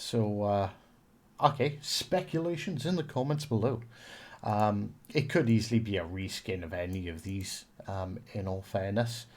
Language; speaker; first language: English; native; English